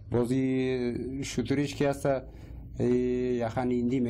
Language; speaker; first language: Persian; native; Persian